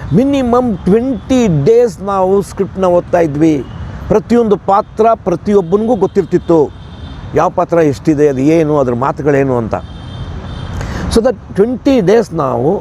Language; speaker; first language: Kannada; non-native, local second language; Marathi